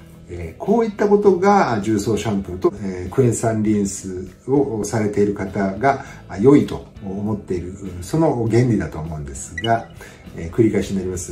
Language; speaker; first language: Japanese; native; Japanese